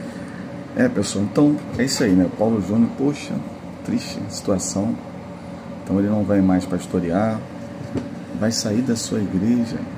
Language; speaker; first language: Portuguese; native; Portuguese